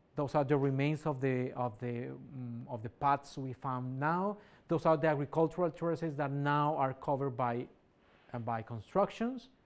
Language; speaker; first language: English; non-native, fluent; Spanish